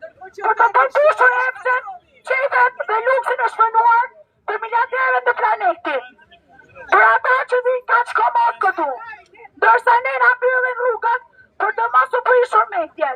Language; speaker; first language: Albanian; native; Albanian